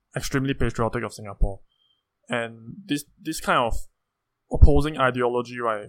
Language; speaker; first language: English; native; English